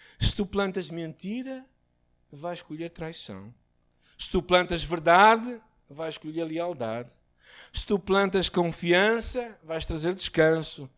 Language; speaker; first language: Portuguese; native; Portuguese